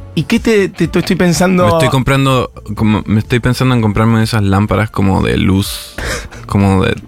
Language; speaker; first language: Spanish; native; Spanish